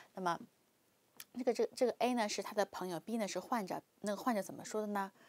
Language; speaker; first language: Chinese; native; Chinese